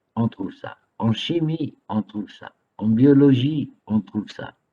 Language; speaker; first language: French; non-native, local second language; Arabic